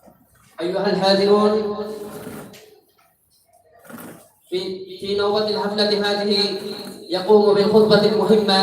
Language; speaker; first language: Arabic; non-native, learner; Bangla